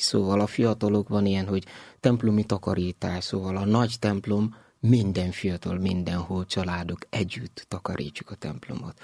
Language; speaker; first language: Hungarian; non-native, learner; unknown